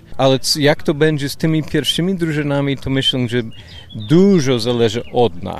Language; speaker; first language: Polish; non-native, fluent; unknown